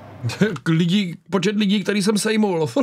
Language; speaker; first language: Czech; native; Czech